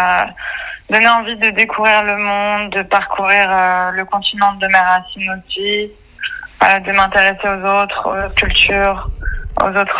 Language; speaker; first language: French; native; French